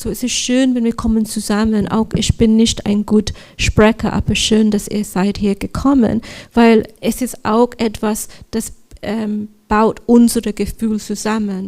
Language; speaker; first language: German; non-native, learner; English